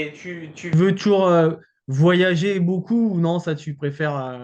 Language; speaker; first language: French; native; French